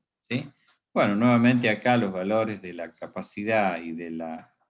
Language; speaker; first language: Spanish; native; Spanish